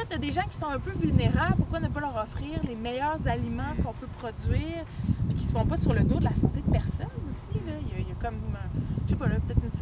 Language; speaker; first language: French; native; French